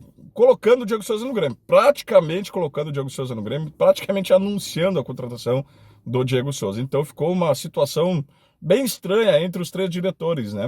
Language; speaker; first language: Portuguese; native; Portuguese